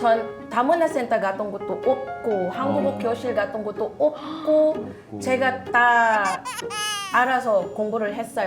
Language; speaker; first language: Korean; non-native, fluent; Filipino